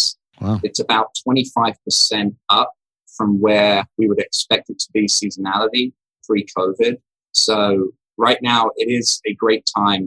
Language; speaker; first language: English; native; English